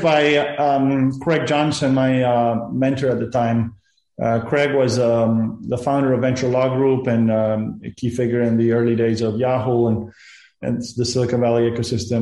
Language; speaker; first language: English; non-native, fluent; Spanish